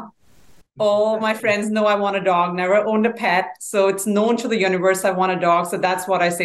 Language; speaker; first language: English; non-native, local second language; Hindi